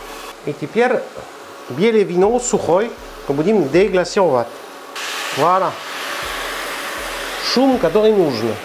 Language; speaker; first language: Russian; non-native, learner; French